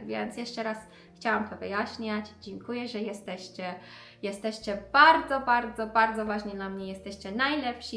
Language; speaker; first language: Polish; non-native, learner; Persian